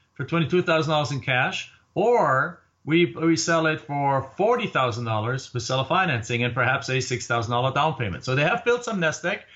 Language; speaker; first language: English; non-native, fluent; German